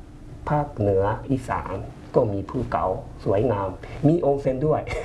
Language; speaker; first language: Thai; non-native, fluent; Japanese